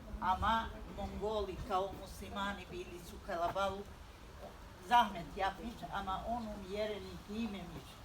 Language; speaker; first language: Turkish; non-native, local second language; Bosnian